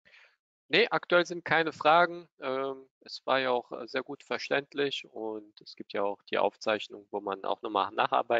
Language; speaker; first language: German; native; German